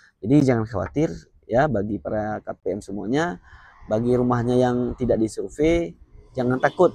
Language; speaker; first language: Indonesian; native; Indonesian